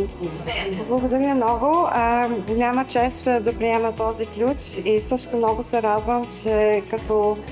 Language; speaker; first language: Bulgarian; early bilingual, heritage; Bulgarian